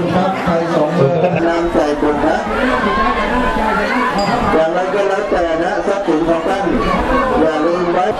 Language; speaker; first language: Thai; native; Thai